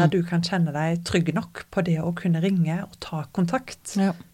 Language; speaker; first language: Norwegian; native; Norwegian